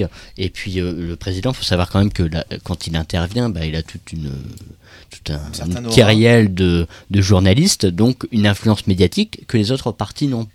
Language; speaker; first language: French; native; French